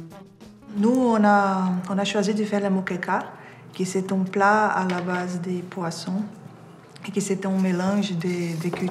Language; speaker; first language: French; non-native, learner; Portuguese